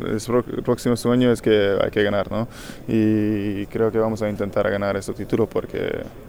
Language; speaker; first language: Spanish; non-native, learner; Hungarian